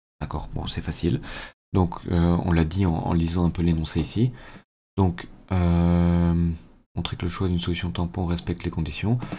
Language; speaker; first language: French; native; French